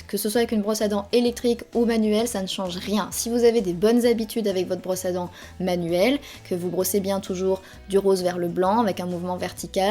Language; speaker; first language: French; native; French